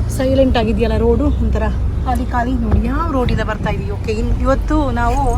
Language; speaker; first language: Kannada; non-native, local second language; Tulu